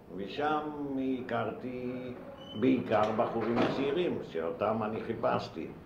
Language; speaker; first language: Hebrew; non-native, fluent; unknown